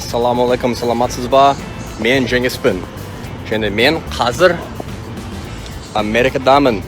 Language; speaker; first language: Kazakh; non-native, learner; English